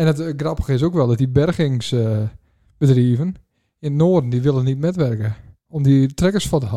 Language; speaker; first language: Dutch; native; Dutch